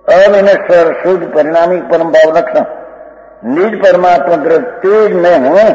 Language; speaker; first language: Hindi; non-native, local second language; Gujarati